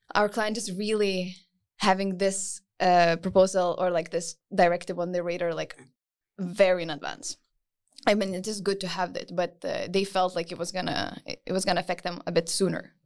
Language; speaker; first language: English; non-native, fluent; Lithuanian